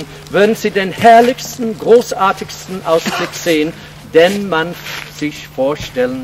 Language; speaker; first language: German; non-native, fluent; English